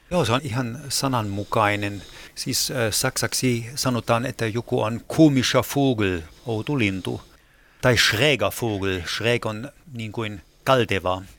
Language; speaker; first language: Finnish; non-native, fluent; German